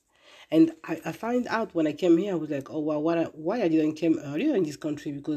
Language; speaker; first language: English; non-native, fluent; French